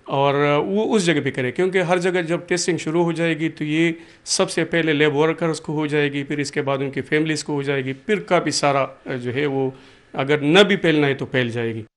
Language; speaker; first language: Urdu; non-native, local second language; Punjabi